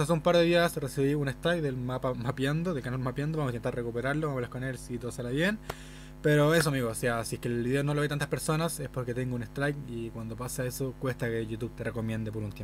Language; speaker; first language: Spanish; native; Spanish